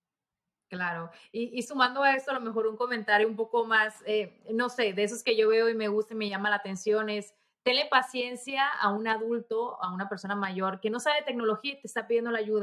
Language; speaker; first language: Spanish; native; Spanish